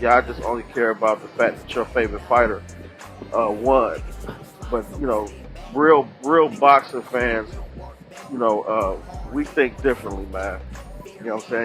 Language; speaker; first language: English; native; English